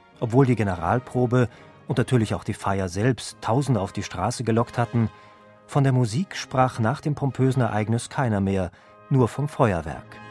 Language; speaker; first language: German; native; German